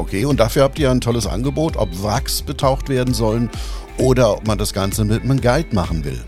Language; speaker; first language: German; native; German